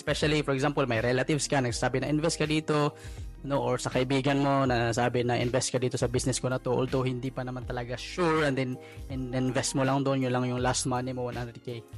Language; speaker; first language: Filipino; non-native, local second language; Cebuano